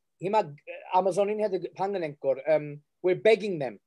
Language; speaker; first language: English; early bilingual, other home language; Armenian